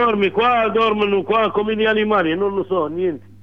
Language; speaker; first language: Italian; non-native, learner; Arabic